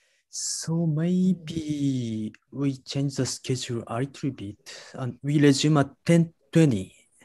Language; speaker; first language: English; non-native, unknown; Japanese